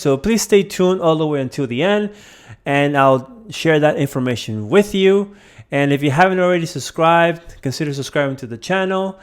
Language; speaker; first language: English; native; English